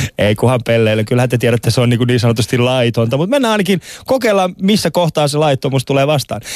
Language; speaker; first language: Finnish; early bilingual, other home language; Persian